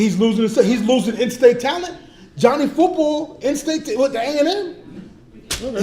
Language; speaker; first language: English; native; English